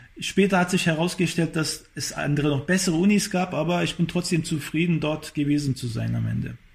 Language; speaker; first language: German; early bilingual, other home language; Turkish